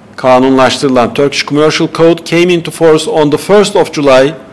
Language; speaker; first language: English; non-native, fluent; Turkish